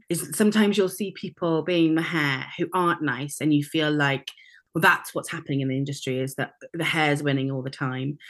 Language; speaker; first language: English; native; English